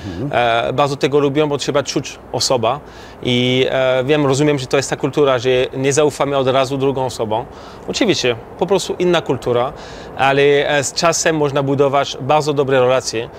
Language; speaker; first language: Polish; non-native, learner; French